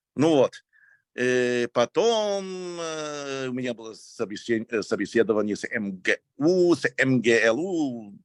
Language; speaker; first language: Russian; non-native, fluent; English